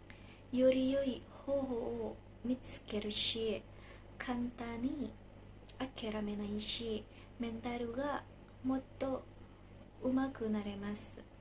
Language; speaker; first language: Japanese; non-native, learner; Indonesian